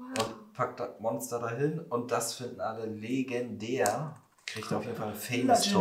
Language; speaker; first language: German; native; German